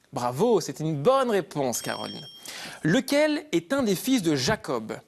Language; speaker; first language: French; native; French